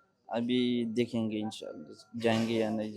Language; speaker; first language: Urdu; non-native, local second language; Pashto